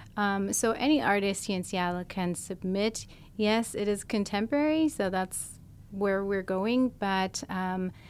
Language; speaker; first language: English; non-native, fluent; German